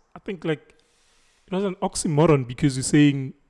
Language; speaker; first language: English; non-native, local second language; Zulu